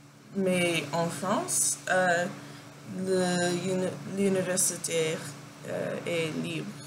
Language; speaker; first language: French; non-native, learner; English